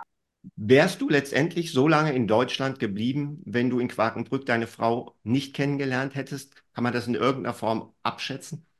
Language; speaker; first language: German; native; German